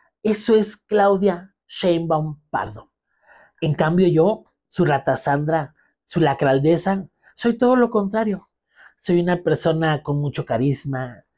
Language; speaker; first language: Spanish; native; Spanish